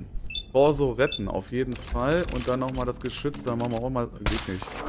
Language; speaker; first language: German; native; German